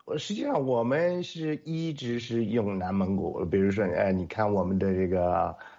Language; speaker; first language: Chinese; non-native, local second language; Mongolian